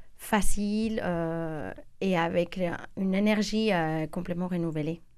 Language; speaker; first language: French; non-native, fluent; Spanish